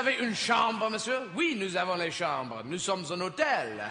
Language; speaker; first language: French; non-native, learner; English